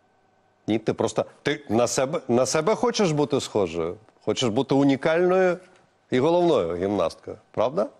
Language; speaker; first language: Ukrainian; native; Ukrainian